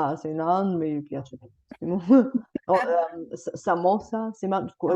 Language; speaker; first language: Italian; non-native, fluent; Bulgarian